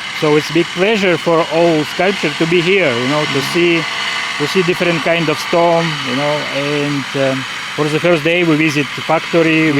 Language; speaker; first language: English; non-native, learner; Polish